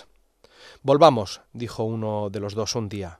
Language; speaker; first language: Spanish; native; Spanish